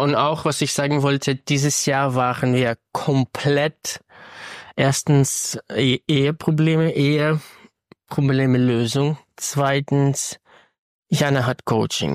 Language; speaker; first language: German; non-native, fluent; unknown